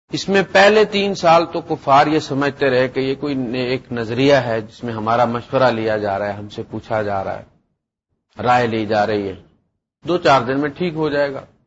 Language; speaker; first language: Urdu; non-native, local second language; Punjabi